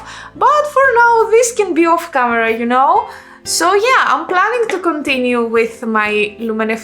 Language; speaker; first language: English; non-native, fluent; Greek